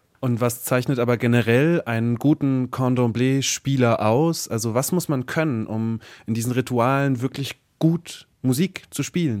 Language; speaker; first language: German; native; German